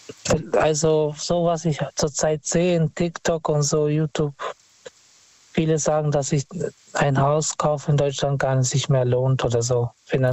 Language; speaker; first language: German; non-native, fluent; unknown